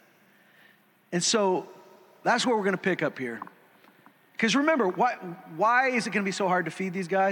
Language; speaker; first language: English; native; English